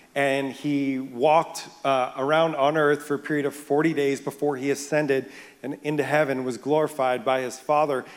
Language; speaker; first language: English; native; English